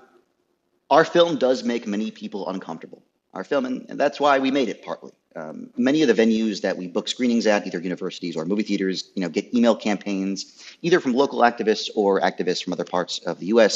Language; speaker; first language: English; native; English